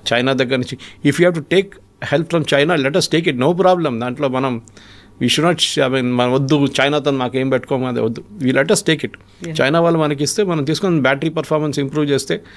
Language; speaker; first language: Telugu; non-native, local second language; Malayalam